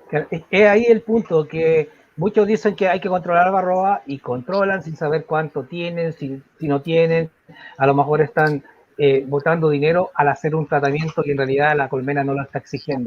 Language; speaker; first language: Spanish; native; Spanish